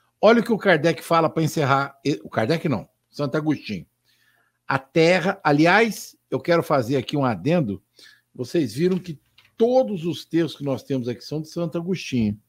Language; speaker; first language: Portuguese; native; Portuguese